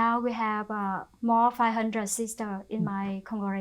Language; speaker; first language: English; non-native, learner; Vietnamese